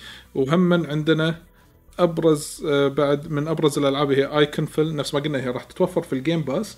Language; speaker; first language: Arabic; native; Arabic